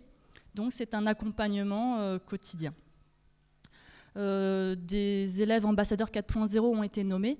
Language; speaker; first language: French; native; French